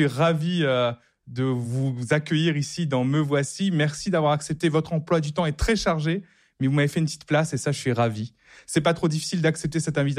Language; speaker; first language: French; native; French